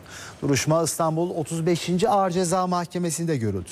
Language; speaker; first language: Turkish; native; Turkish